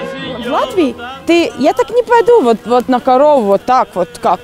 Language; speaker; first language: Russian; non-native, fluent; Latvian